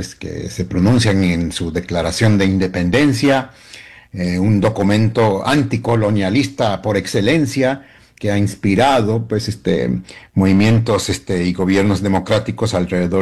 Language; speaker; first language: Spanish; early bilingual, heritage; Spanish